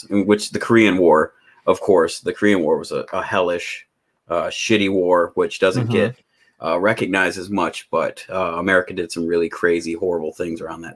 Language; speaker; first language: English; native; English